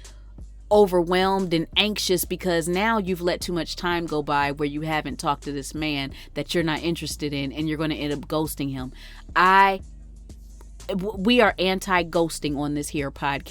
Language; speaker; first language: English; native; English